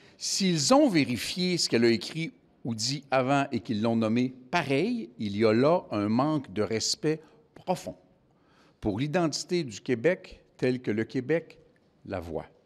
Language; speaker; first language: French; native; French